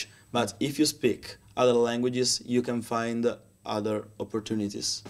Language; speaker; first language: English; non-native, learner; Italian